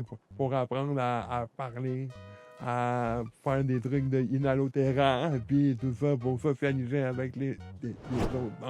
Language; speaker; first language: French; native; French